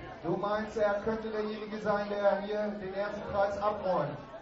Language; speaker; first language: German; native; German